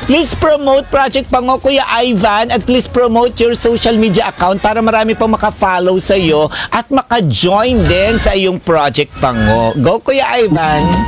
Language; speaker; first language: Filipino; native; Filipino